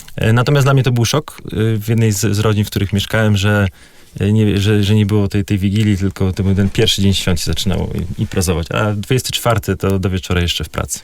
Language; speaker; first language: Polish; native; Polish